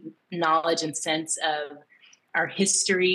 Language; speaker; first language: English; native; English